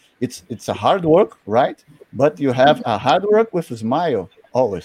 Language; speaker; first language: English; non-native, learner; Portuguese